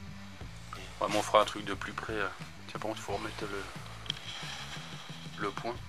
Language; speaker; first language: French; native; French